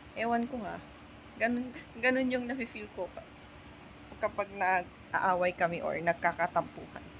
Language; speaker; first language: Filipino; non-native, local second language; Iloko